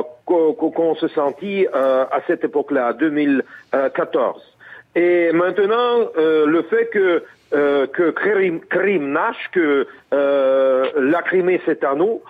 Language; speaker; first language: French; non-native, fluent; Russian